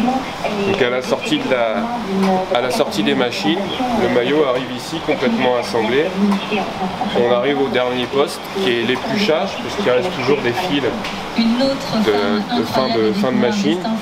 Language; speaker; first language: French; native; French